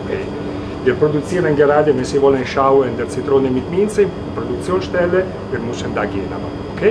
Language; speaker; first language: German; non-native, learner; Italian